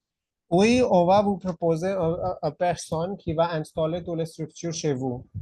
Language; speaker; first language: French; non-native, fluent; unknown